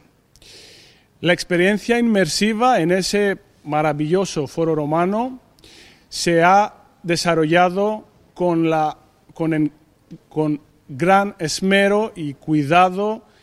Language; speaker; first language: Spanish; non-native, fluent; Greek